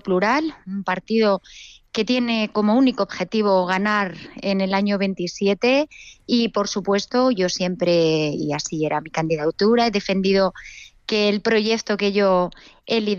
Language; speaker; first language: Spanish; native; Spanish